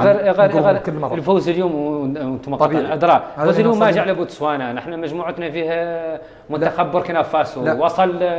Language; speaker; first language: Arabic; native; Arabic